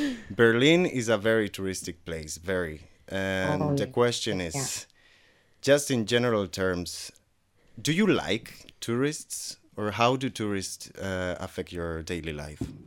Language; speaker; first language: English; non-native, fluent; Spanish